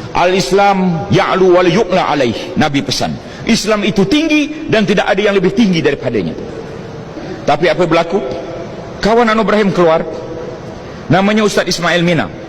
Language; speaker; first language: Malay; native; Malay